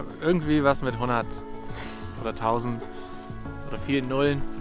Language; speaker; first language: German; native; German